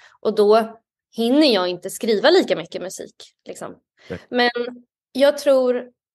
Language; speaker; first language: Swedish; native; Swedish